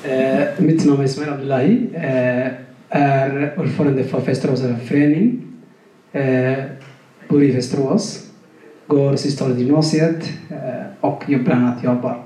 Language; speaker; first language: Swedish; non-native, fluent; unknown